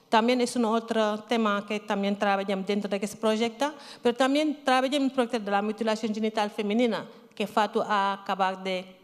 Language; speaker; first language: Catalan; non-native, learner; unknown